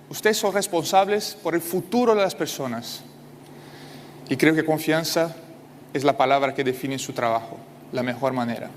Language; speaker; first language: Spanish; non-native, fluent; Portuguese